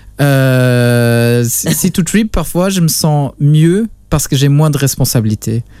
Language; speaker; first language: French; non-native, local second language; Luxembourgish